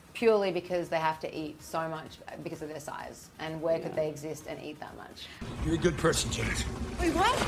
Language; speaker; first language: English; native; English